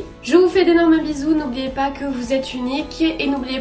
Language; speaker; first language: French; native; French